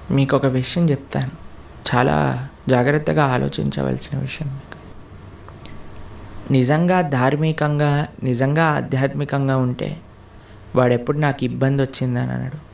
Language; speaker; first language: Telugu; native; Telugu